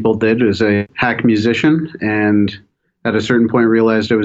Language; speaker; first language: English; native; English